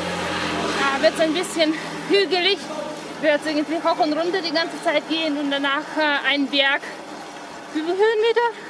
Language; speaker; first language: German; non-native, fluent; Russian